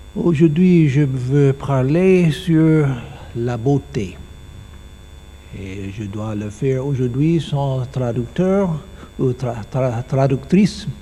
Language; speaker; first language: French; non-native, learner; English